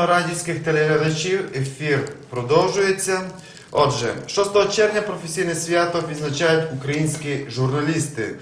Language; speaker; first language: Ukrainian; native; Ukrainian